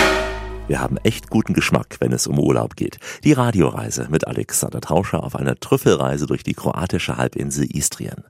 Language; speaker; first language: German; native; German